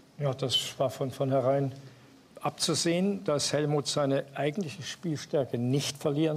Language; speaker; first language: German; native; German